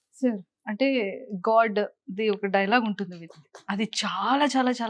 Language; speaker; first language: Telugu; native; Telugu